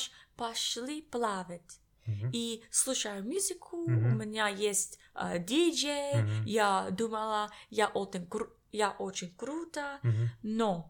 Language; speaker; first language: Russian; non-native, learner; English